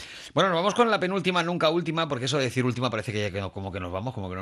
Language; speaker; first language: Spanish; native; Spanish